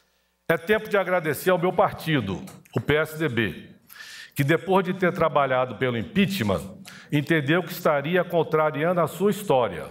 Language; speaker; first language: Portuguese; native; Portuguese